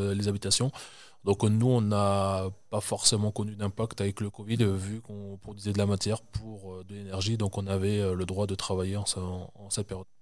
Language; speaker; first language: French; native; French